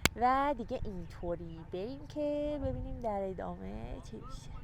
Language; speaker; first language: Persian; native; Persian